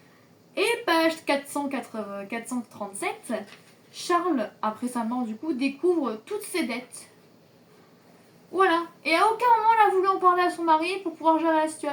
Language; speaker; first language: French; native; French